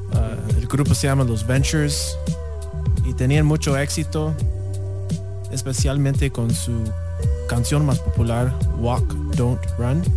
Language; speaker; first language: Spanish; non-native, learner; English